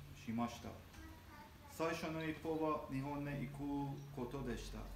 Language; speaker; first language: Japanese; non-native, learner; Armenian